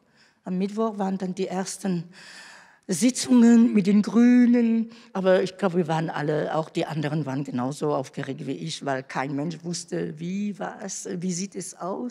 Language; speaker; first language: German; non-native, fluent; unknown